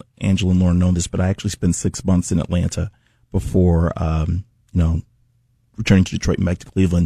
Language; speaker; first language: English; native; English